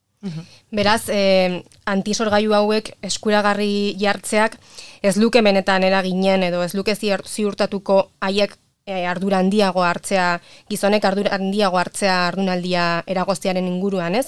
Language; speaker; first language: Basque; native; Basque